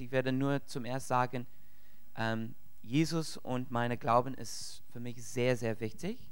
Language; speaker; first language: German; non-native, learner; English